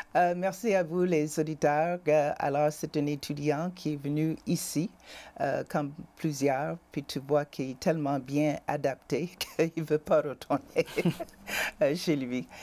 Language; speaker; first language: French; native; French